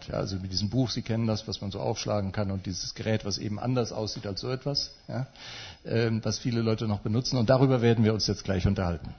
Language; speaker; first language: German; native; German